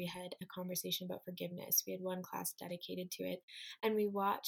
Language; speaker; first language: English; native; English